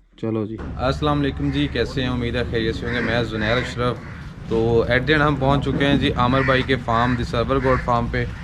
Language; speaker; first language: Urdu; non-native, local second language; Punjabi